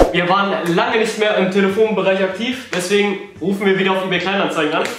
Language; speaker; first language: German; early bilingual, other home language; Albanian